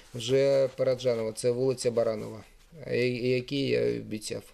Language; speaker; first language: Ukrainian; non-native, local second language; Russian